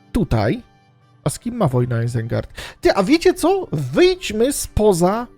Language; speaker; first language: Polish; native; Polish